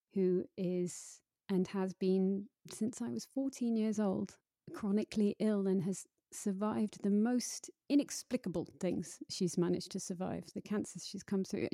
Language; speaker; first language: English; native; English